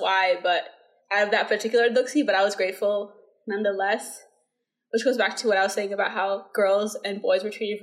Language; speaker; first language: English; early bilingual, other home language; Somali